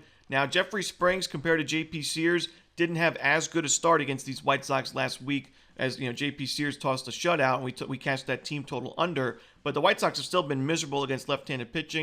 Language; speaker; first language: English; native; English